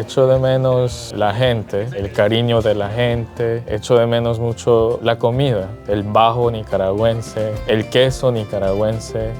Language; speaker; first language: Spanish; early bilingual, other home language; Korean